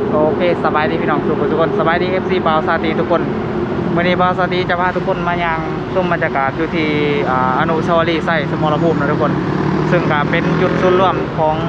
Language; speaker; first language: Thai; non-native, local second language; Northeastern Thai